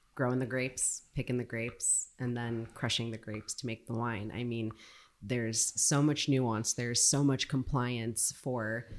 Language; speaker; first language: English; native; English